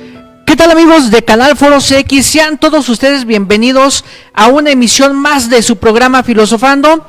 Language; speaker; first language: Spanish; native; Spanish